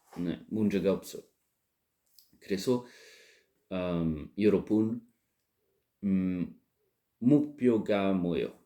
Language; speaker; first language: Korean; non-native, learner; French